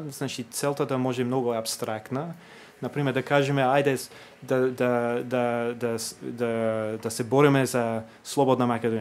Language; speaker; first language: Macedonian; non-native, fluent; English